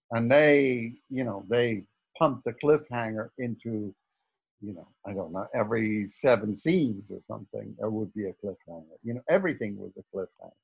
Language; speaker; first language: English; non-native, fluent; Dutch